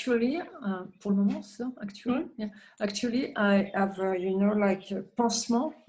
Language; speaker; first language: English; non-native, learner; French